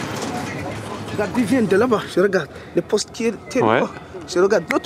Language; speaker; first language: French; non-native, local second language; Arabic